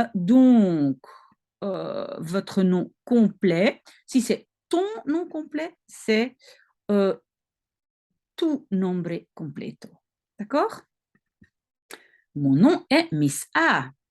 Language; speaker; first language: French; non-native, local second language; Dutch